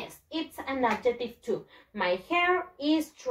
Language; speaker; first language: English; non-native, fluent; Spanish